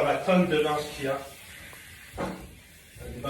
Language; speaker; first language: French; native; French